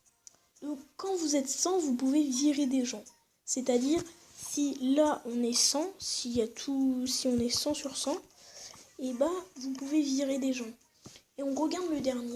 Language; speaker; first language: French; native; French